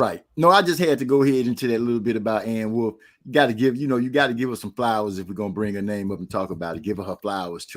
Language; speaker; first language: English; native; English